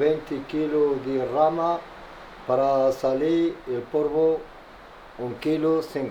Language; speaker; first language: Spanish; non-native, learner; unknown